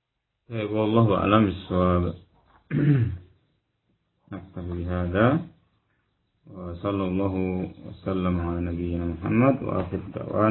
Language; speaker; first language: Arabic; non-native, fluent; Indonesian